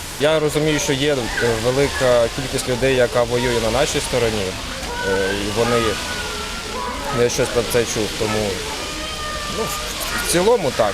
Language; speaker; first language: Ukrainian; non-native, local second language; Russian